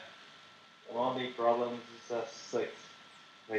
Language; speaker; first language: English; non-native, learner; Portuguese